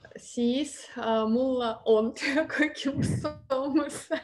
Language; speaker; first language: Finnish; non-native, learner; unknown